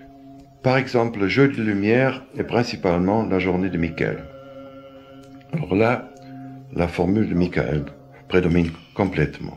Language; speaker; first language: French; non-native, fluent; German